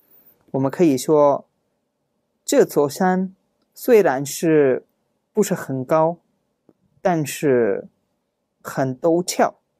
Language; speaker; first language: Chinese; non-native, fluent; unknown